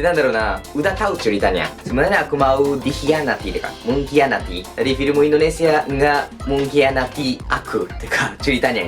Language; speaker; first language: Indonesian; non-native, learner; Japanese